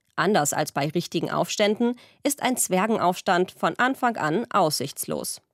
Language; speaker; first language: German; native; German